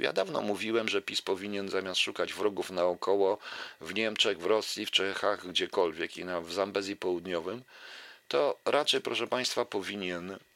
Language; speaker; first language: Polish; native; Polish